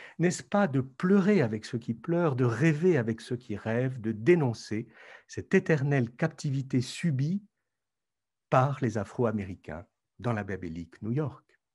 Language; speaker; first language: French; native; French